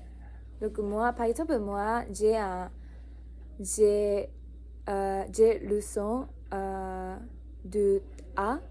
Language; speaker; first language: French; non-native, learner; Japanese